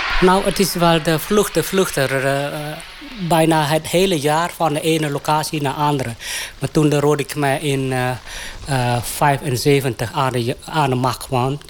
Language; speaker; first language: Dutch; non-native, fluent; Khmer